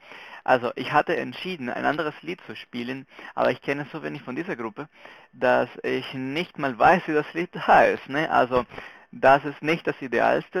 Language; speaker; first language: German; non-native, local second language; Spanish